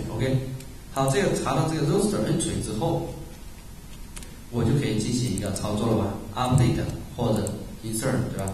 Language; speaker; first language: Chinese; native; Chinese